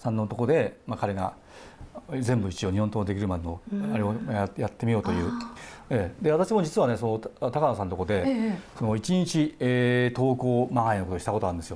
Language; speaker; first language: Japanese; native; Japanese